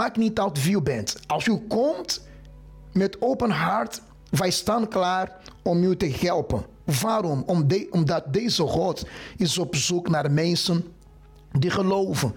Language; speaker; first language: Dutch; non-native, fluent; Portuguese